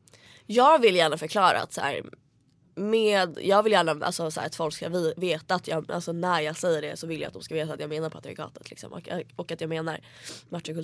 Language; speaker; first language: Swedish; native; Swedish